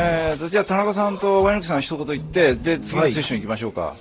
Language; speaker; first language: Japanese; native; Japanese